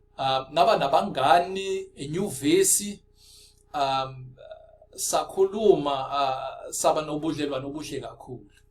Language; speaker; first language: Zulu; non-native, local second language; Afrikaans